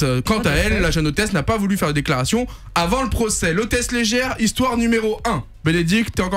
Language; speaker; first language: French; native; French